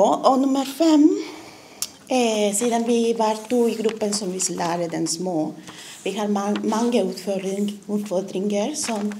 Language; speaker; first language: Norwegian; non-native, learner; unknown